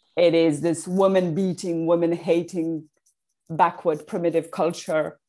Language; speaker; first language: English; non-native, fluent; Persian